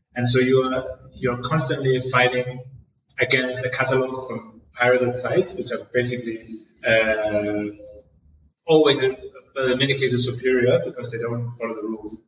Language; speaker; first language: English; non-native, fluent; Danish